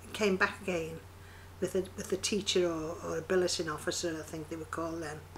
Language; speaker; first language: English; native; English